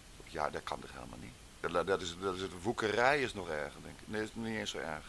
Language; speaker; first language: Dutch; native; Dutch